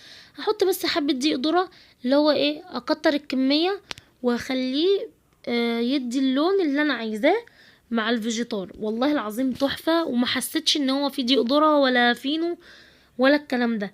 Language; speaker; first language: Arabic; native; Arabic